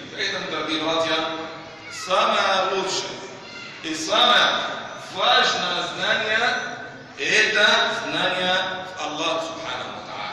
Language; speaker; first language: Russian; non-native, fluent; Arabic